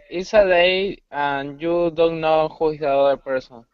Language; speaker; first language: English; non-native, learner; Spanish